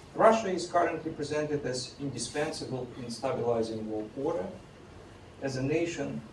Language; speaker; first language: English; non-native, fluent; Russian